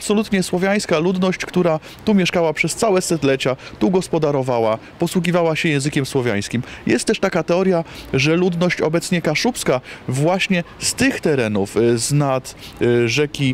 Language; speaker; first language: Polish; native; Polish